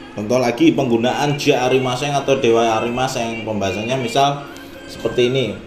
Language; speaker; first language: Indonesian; native; Indonesian